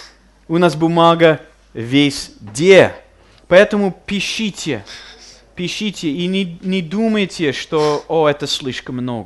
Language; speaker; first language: Russian; non-native, fluent; English